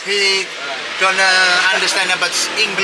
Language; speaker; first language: English; non-native, learner; Indonesian